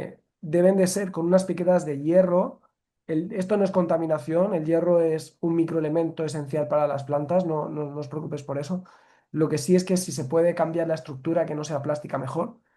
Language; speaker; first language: Spanish; native; Spanish